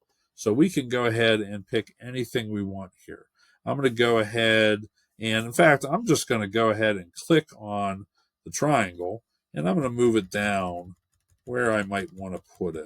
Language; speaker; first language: English; native; English